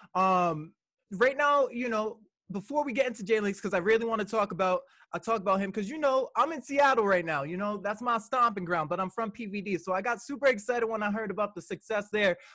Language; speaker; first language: English; native; English